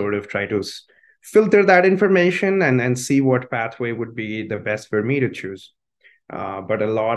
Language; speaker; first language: English; non-native, local second language; Hindi